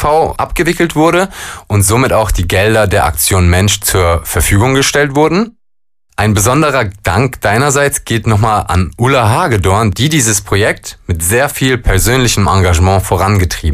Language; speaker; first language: German; native; German